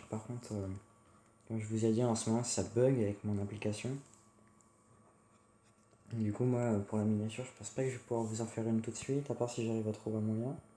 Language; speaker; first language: French; native; French